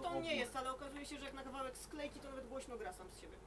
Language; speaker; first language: Polish; native; Polish